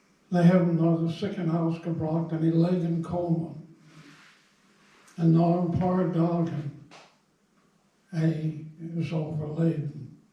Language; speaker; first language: Dutch; non-native, fluent; English